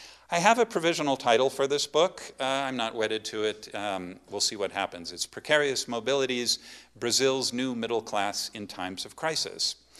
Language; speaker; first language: English; native; English